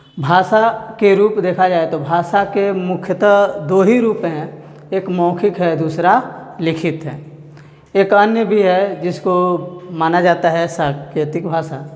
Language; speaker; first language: Hindi; native; Hindi